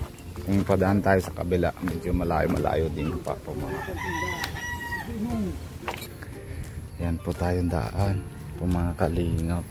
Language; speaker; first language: Filipino; non-native, local second language; Bikol